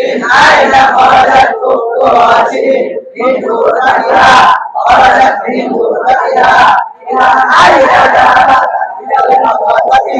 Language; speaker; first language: Arabic; non-native, learner; Bangla